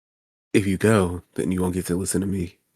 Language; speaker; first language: English; native; English